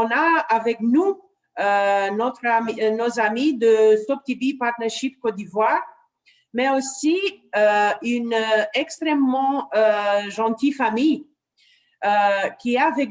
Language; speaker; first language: French; non-native, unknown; Romanian